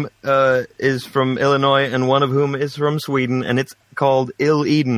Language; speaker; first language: English; non-native, fluent; Swedish